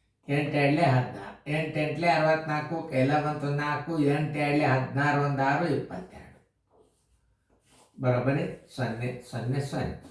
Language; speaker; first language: Kannada; native; Kannada